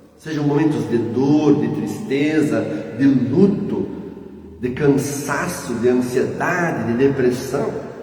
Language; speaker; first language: Portuguese; native; Portuguese